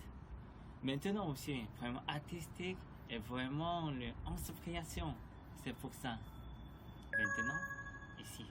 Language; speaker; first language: French; non-native, learner; Korean